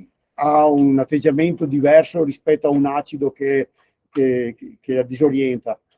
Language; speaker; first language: Italian; native; Italian